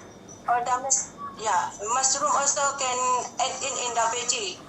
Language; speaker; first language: English; non-native, learner; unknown